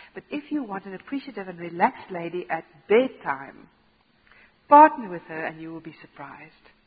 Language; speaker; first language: English; non-native, local second language; Afrikaans